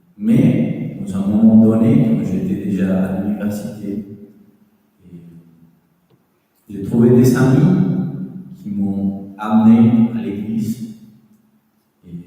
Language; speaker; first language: French; non-native, fluent; Spanish